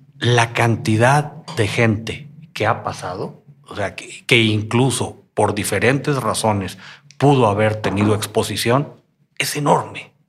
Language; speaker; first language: Spanish; native; Spanish